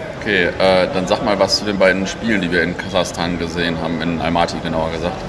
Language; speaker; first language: German; native; German